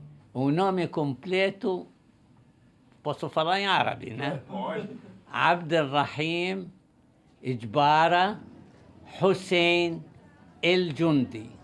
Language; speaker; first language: Portuguese; non-native, fluent; Arabic